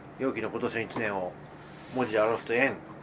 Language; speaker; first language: Japanese; native; Japanese